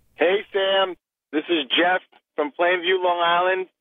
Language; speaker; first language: English; native; English